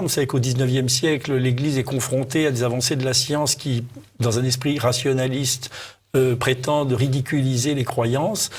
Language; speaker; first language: French; native; French